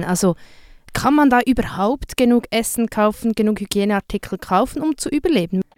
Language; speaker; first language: German; native; German